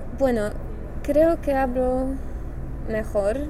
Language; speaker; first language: Spanish; non-native, learner; Polish